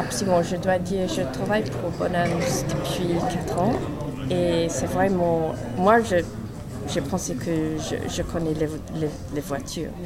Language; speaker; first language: French; non-native, learner; English